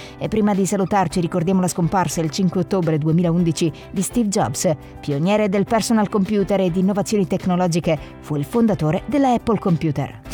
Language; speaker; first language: Italian; native; Italian